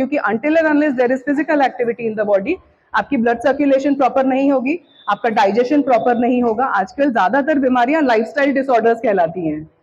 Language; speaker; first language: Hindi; non-native, local second language; Bangla